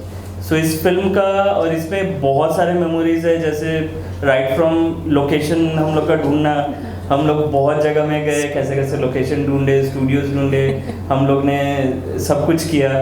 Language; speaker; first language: Hindi; native; Hindi